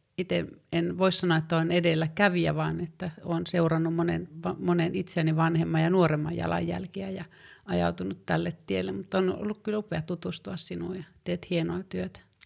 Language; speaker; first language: Finnish; native; Finnish